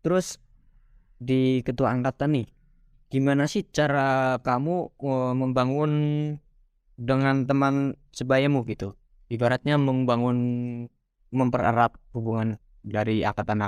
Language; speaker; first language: Indonesian; native; Indonesian